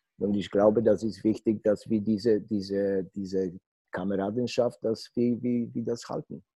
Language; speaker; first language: German; non-native, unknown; Polish